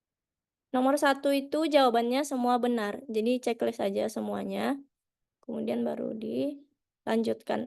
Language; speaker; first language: Indonesian; native; Indonesian